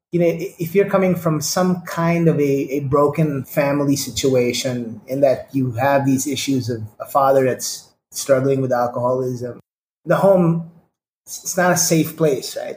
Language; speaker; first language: English; non-native, local second language; Filipino